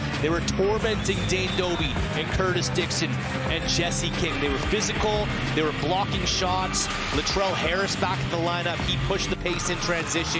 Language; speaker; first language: English; native; English